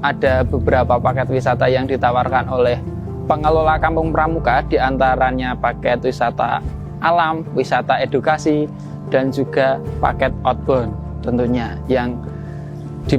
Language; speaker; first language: Indonesian; non-native, local second language; Javanese